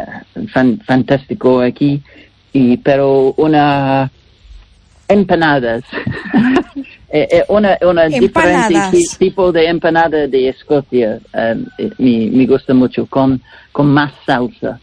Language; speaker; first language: Spanish; non-native, learner; English